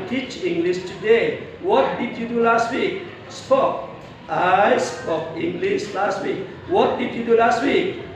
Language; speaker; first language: English; non-native, fluent; Indonesian